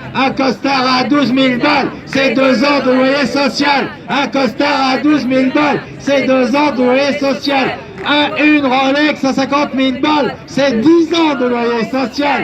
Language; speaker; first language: French; native; French